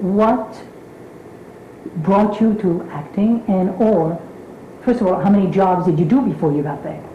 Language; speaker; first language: English; non-native, fluent; French